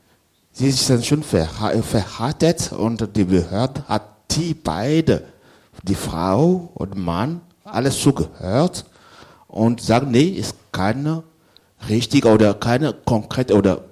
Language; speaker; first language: German; non-native, learner; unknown